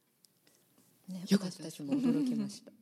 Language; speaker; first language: Japanese; native; Japanese